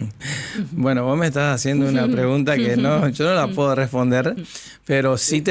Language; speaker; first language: Spanish; native; Spanish